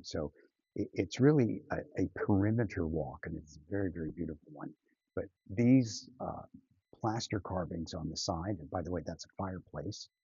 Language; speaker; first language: English; native; English